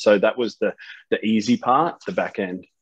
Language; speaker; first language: English; native; English